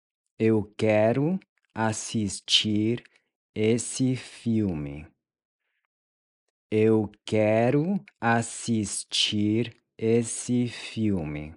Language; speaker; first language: Portuguese; non-native, fluent; English